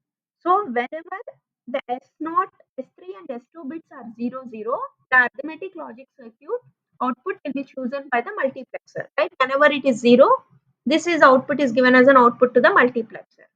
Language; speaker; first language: English; non-native, local second language; Telugu